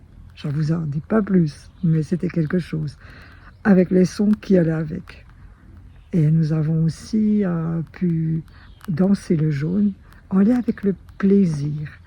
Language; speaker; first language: French; native; French